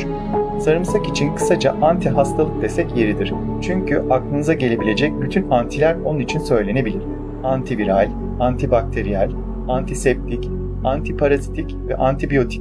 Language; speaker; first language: Turkish; native; Turkish